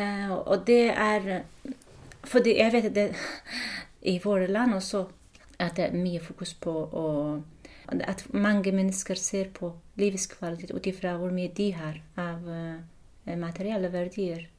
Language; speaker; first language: Norwegian; non-native, fluent; Kurdish